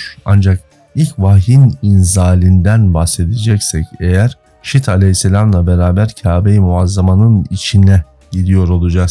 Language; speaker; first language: Turkish; native; Turkish